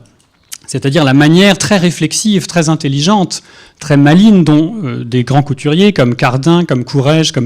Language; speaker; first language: French; native; French